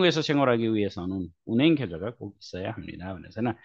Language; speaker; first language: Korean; non-native, fluent; Nepali